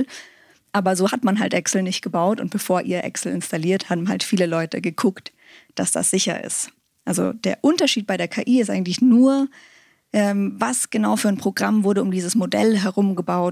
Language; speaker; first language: German; native; German